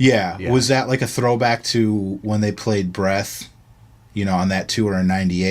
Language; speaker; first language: English; native; English